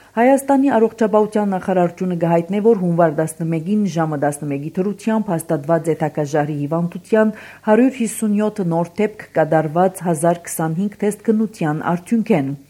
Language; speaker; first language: Armenian; early bilingual, heritage; Armenian